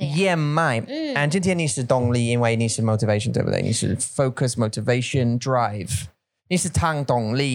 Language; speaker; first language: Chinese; non-native, learner; English